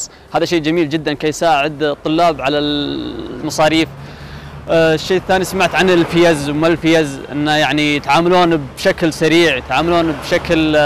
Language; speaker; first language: Arabic; native; Arabic